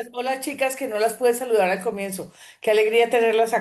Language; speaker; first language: Spanish; native; Spanish